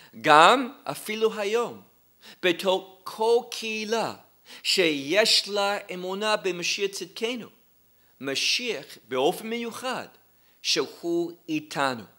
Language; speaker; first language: Hebrew; non-native, fluent; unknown